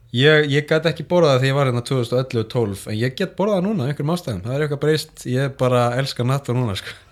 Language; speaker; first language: Icelandic; native; Icelandic